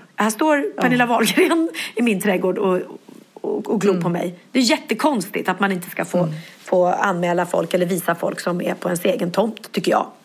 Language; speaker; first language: Swedish; native; Swedish